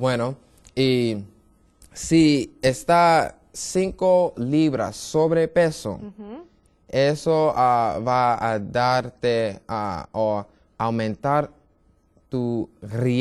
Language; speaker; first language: Spanish; non-native, learner; English